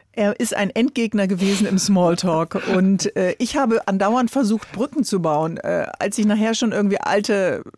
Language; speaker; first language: German; native; German